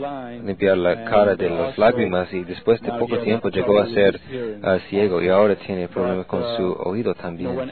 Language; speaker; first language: Spanish; non-native, learner; English